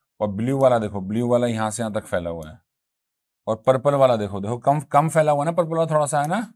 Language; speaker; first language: Hindi; native; Hindi